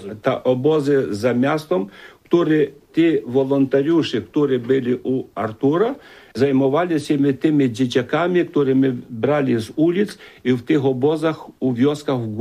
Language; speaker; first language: Polish; non-native, learner; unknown